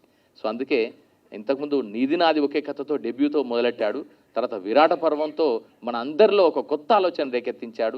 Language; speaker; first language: Telugu; native; Telugu